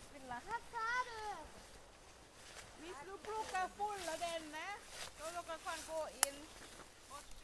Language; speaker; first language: Norwegian; non-native, learner; Thai